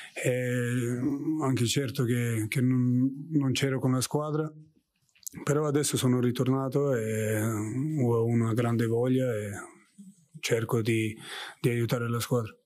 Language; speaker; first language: Italian; non-native, fluent; German